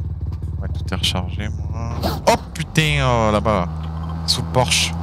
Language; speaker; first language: French; native; French